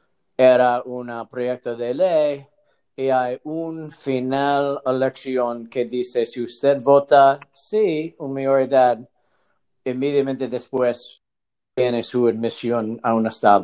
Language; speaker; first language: Spanish; non-native, learner; English